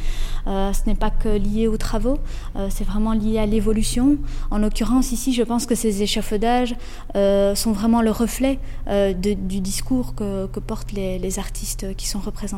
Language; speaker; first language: French; native; French